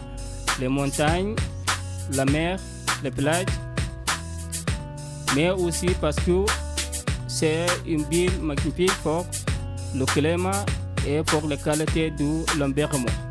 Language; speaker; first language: French; non-native, learner; Portuguese